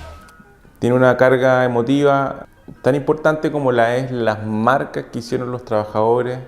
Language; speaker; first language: Spanish; native; Spanish